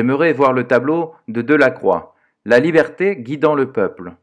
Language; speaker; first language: French; non-native, fluent; Portuguese